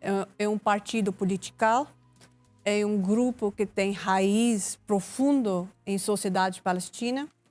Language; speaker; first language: Portuguese; non-native, learner; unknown